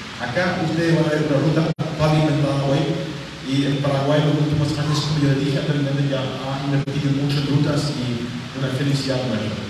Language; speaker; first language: Spanish; non-native, local second language; German